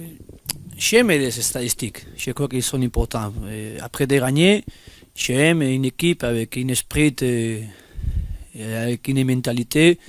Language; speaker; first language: French; non-native, learner; Spanish